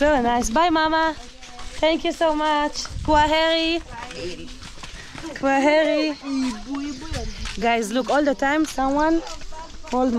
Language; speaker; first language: English; non-native, learner; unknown